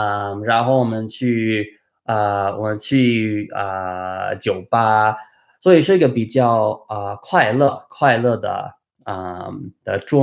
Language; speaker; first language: Chinese; non-native, fluent; English